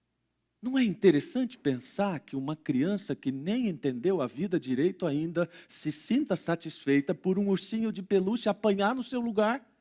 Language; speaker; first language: Portuguese; native; Portuguese